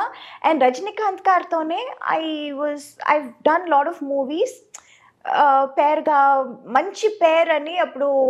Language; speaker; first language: Telugu; non-native, local second language; Tamil